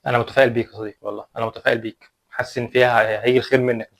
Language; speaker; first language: Arabic; native; Arabic